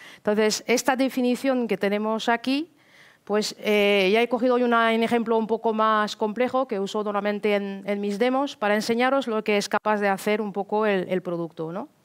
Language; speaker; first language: Spanish; non-native, fluent; French